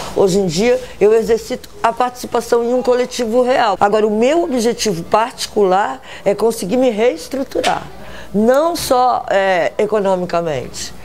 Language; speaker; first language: Portuguese; native; Portuguese